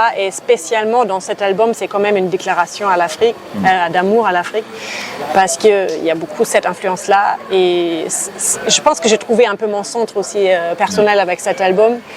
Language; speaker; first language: French; non-native, fluent; German